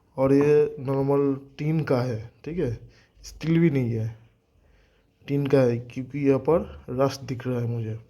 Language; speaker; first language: Hindi; non-native, local second language; Bangla